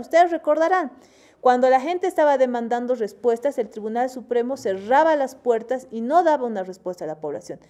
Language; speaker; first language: Spanish; native; Spanish